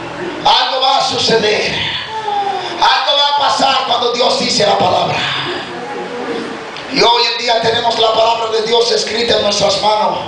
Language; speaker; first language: Spanish; native; Spanish